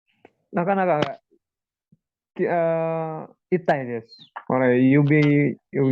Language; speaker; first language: Japanese; non-native, learner; Indonesian